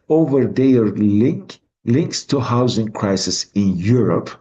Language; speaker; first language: English; non-native, fluent; Turkish